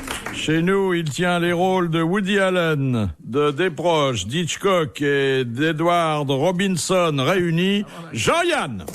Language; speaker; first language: French; native; French